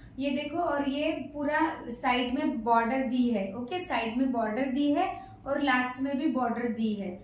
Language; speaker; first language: Hindi; non-native, local second language; Marathi